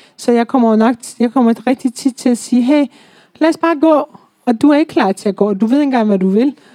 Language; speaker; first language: Danish; early bilingual, other home language; Persian